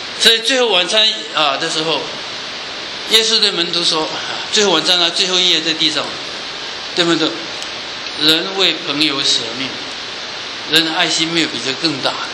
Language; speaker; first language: Chinese; native; Chinese